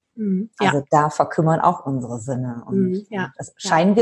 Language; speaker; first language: German; native; German